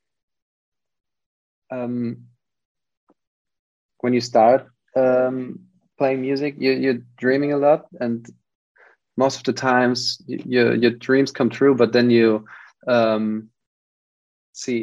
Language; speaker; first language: English; non-native, fluent; German